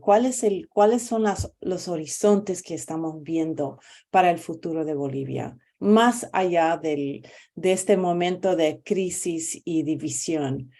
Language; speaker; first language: Spanish; non-native, fluent; English